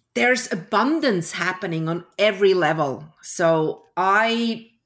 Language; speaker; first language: English; early bilingual, other home language; German